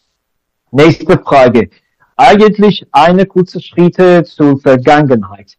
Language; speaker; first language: German; non-native, learner; Persian